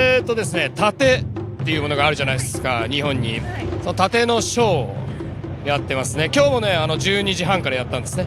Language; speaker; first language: Japanese; native; Japanese